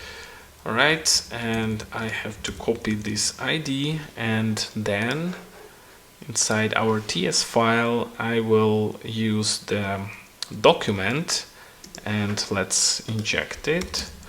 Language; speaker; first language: English; non-native, fluent; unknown